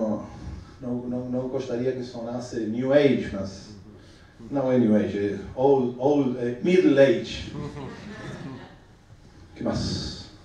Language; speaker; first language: Portuguese; non-native, fluent; Spanish